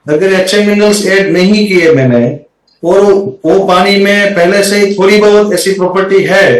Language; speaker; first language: Hindi; non-native, local second language; Gujarati